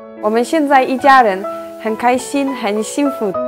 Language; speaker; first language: Chinese; non-native, learner; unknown